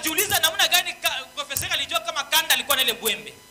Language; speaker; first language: Swahili; native; Swahili